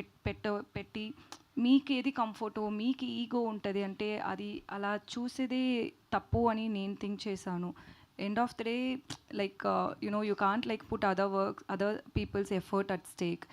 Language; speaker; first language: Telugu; non-native, learner; Tamil